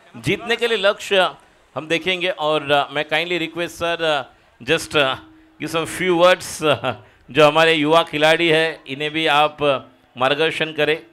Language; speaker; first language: Hindi; non-native, local second language; Marathi